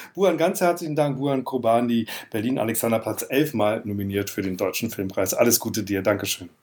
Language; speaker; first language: German; native; German